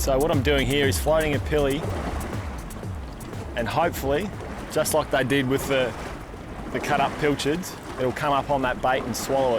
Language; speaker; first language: English; native; English